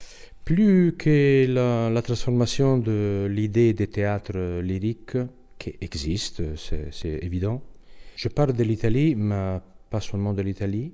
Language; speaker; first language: French; non-native, fluent; Italian